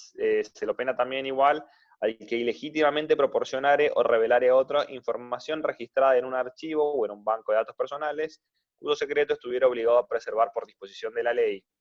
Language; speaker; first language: Spanish; native; Spanish